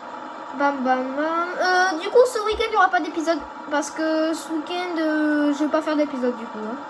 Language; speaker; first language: French; native; French